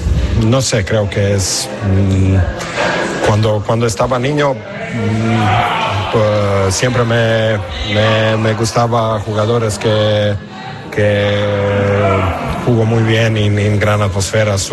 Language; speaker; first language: Spanish; non-native, fluent; English